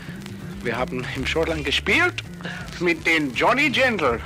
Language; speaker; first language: German; non-native, learner; English